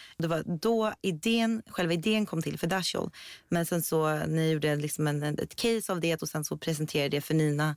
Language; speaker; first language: Swedish; early bilingual, other home language; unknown